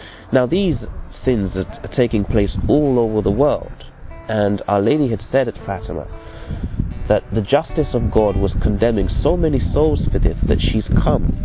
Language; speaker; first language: English; native; English